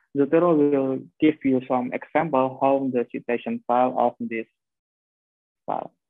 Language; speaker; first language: English; non-native, fluent; Indonesian